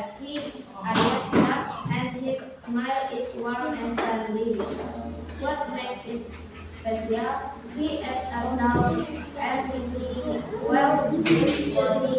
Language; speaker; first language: English; non-native, learner; Indonesian